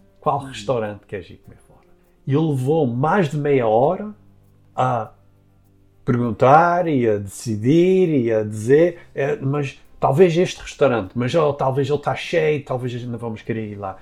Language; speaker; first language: Portuguese; early bilingual, heritage; Portuguese